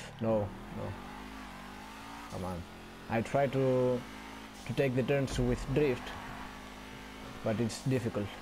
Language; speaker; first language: English; non-native, learner; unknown